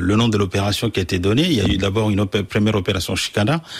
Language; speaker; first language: French; non-native, local second language; Comorian